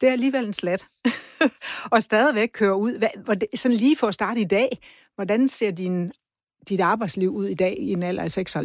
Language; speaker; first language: Danish; native; Danish